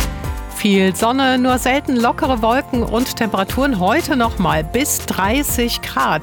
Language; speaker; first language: German; native; German